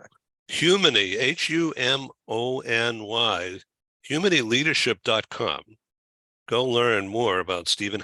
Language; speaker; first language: English; native; English